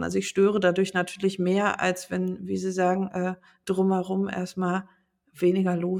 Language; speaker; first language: German; native; German